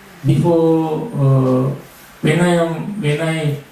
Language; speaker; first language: English; non-native, learner; Sinhala